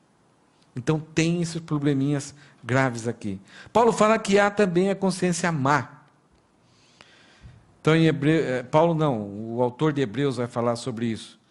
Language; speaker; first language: Portuguese; native; Portuguese